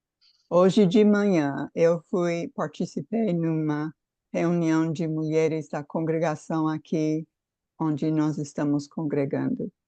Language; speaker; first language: Portuguese; non-native, fluent; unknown